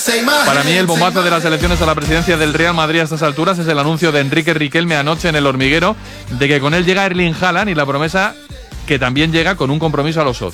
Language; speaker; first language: Spanish; native; Spanish